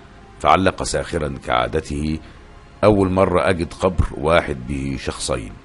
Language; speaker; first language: Arabic; native; Arabic